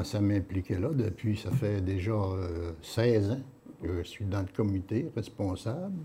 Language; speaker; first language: French; native; French